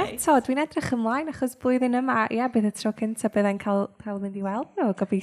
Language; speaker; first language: Welsh; native; Welsh